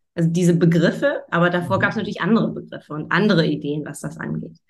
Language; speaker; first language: German; early bilingual, heritage; German